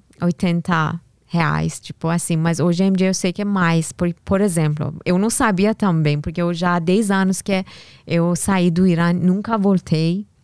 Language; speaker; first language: Portuguese; non-native, learner; Persian